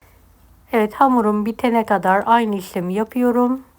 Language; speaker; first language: Turkish; native; Turkish